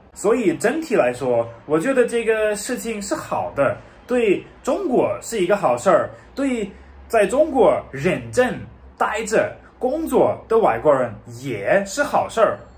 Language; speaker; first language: Chinese; non-native, fluent; German